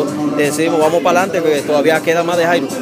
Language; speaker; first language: Spanish; native; Spanish